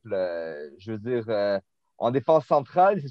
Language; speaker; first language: French; native; French